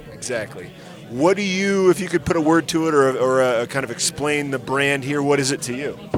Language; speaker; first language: English; native; English